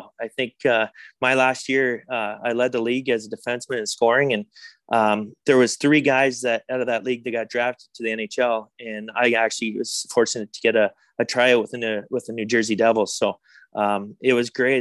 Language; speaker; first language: English; native; English